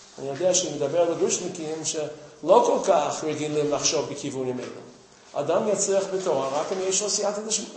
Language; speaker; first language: Hebrew; non-native, fluent; English